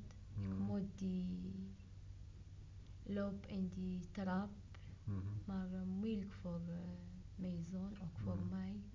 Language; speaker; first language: Dutch; non-native, learner; Arabic